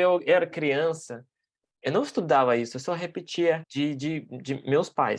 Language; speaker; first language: Portuguese; non-native, fluent; Russian